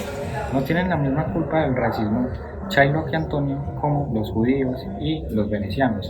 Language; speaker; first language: Spanish; native; Spanish